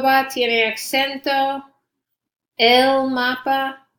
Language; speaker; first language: Spanish; non-native, fluent; English